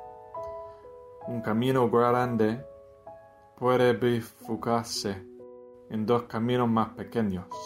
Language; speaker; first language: Spanish; non-native, fluent; English